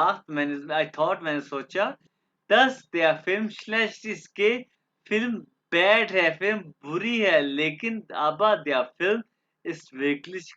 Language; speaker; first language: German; non-native, fluent; Urdu